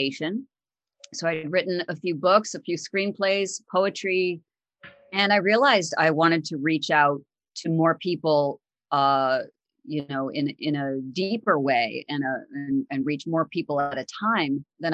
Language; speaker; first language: English; native; English